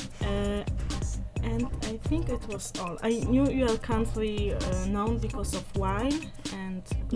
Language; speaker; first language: English; non-native, learner; Polish